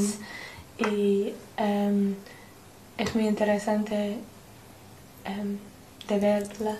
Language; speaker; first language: Spanish; non-native, learner; English